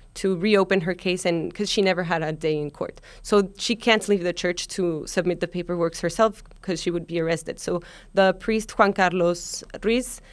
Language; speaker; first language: English; non-native, fluent; Spanish